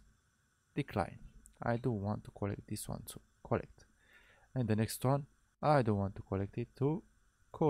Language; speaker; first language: English; non-native, fluent; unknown